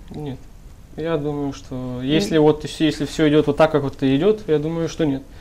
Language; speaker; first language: Russian; non-native, local second language; Gagauz